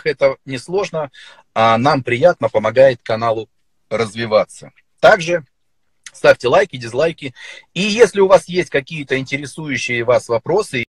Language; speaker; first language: Russian; native; Russian